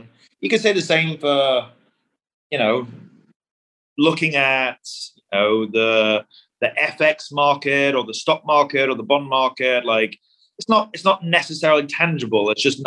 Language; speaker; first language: English; native; English